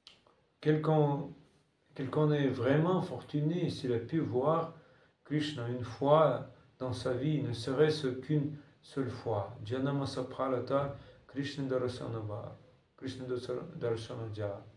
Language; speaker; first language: French; non-native, fluent; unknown